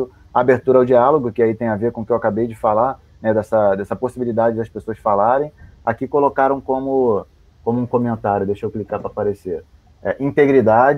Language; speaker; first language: Portuguese; native; Portuguese